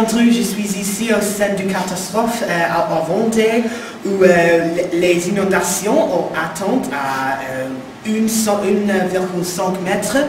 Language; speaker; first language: French; non-native, learner; English